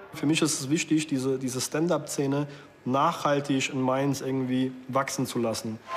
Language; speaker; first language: German; early bilingual, other home language; Arabic